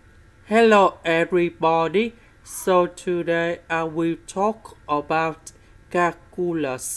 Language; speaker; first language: English; non-native, fluent; Vietnamese